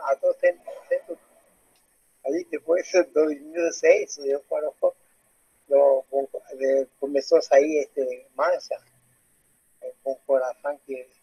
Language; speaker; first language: Portuguese; non-native, learner; Japanese